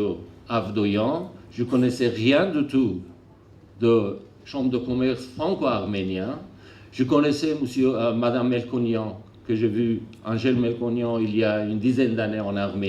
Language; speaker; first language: French; non-native, learner; Armenian